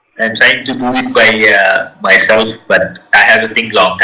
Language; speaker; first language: English; non-native, learner; Telugu